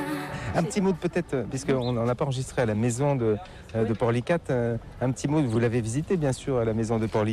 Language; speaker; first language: French; native; French